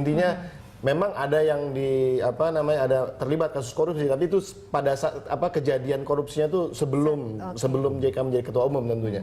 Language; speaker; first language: Indonesian; native; Indonesian